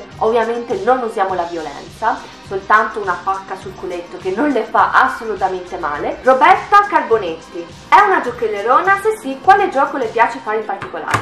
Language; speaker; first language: Italian; native; Italian